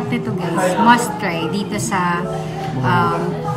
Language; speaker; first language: Filipino; native; Filipino